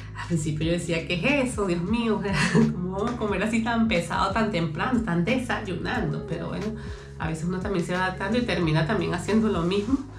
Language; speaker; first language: Spanish; native; Spanish